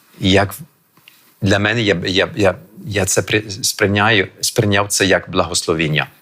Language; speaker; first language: Ukrainian; early bilingual, heritage; French